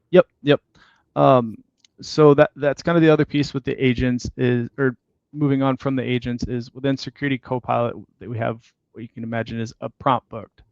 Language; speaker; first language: English; native; English